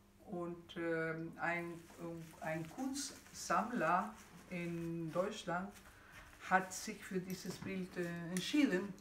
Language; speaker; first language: German; non-native, fluent; Spanish